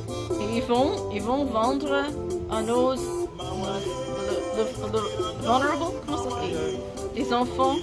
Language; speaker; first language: French; non-native, learner; English